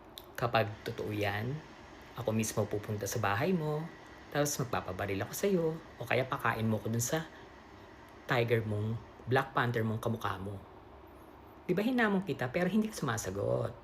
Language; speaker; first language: Filipino; native; Filipino